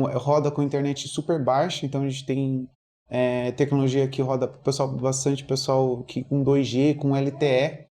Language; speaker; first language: Portuguese; native; Portuguese